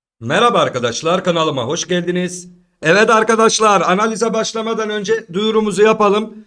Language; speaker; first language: Turkish; native; Turkish